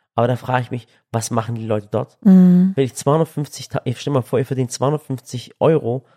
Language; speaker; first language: German; early bilingual, other home language; Turkish